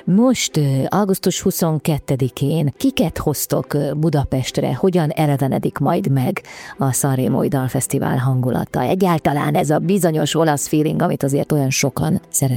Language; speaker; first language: Hungarian; native; Hungarian